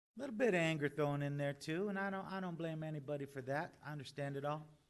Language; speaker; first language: English; native; English